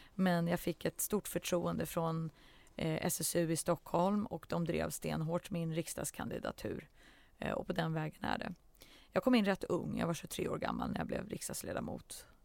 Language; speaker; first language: Swedish; early bilingual, other home language; Central Kurdish